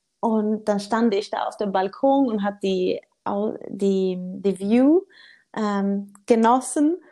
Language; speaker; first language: German; non-native, learner; Swedish